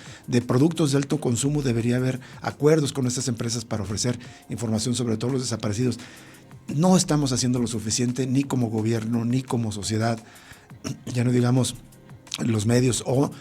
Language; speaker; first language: Spanish; native; Spanish